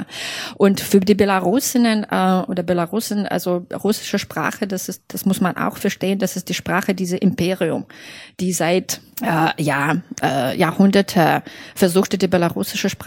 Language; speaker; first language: German; non-native, fluent; Russian